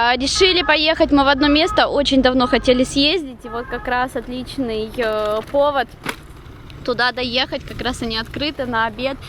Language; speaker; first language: Russian; native; Russian